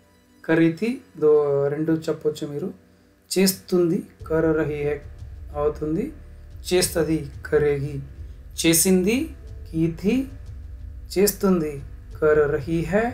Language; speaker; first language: Hindi; non-native, learner; Telugu